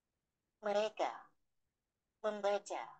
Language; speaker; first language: Indonesian; non-native, learner; Vietnamese